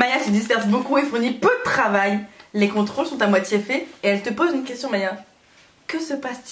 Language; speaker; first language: French; native; French